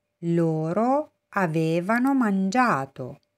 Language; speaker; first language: Italian; non-native, fluent; Persian